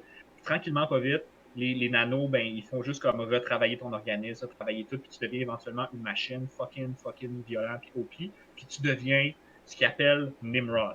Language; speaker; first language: French; native; French